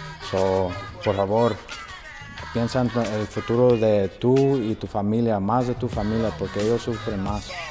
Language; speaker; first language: Spanish; early bilingual, heritage; Spanish